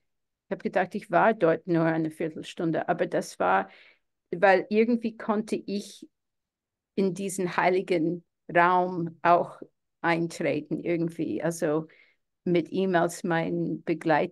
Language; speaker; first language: German; non-native, fluent; English